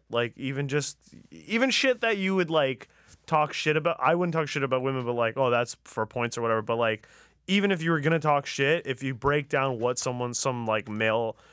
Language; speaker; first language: English; early bilingual, other home language; Persian